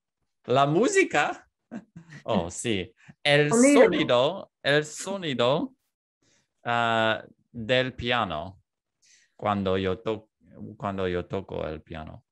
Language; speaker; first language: Spanish; non-native, learner; English